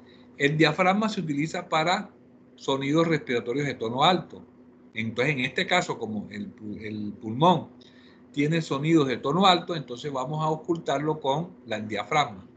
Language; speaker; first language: Spanish; native; Spanish